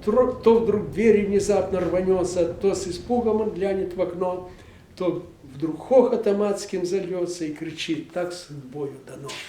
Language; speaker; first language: Russian; non-native, local second language; Ukrainian